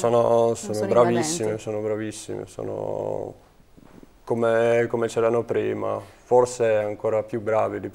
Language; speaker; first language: Italian; non-native, fluent; Czech